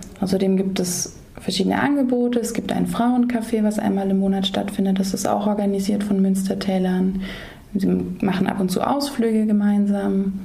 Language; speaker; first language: German; native; German